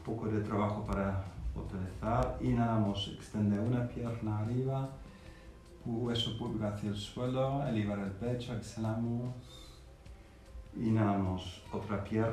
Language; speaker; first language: Spanish; non-native, fluent; English